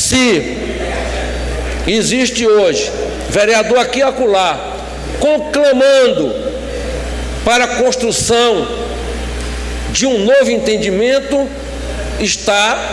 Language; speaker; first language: Portuguese; native; Portuguese